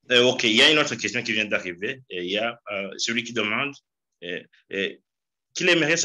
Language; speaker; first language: French; non-native, local second language; Rundi